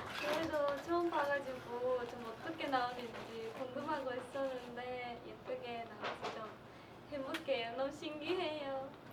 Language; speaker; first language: Korean; non-native, learner; Japanese